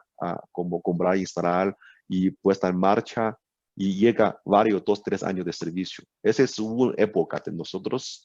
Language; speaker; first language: Spanish; non-native, learner; Chinese